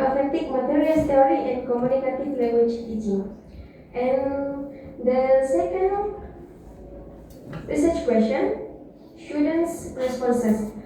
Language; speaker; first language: English; non-native, fluent; Indonesian